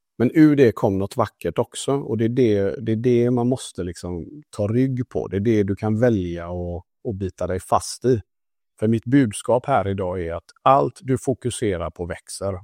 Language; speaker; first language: Swedish; early bilingual, other home language; Italian